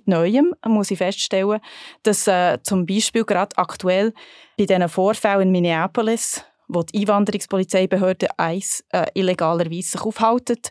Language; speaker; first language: German; native; German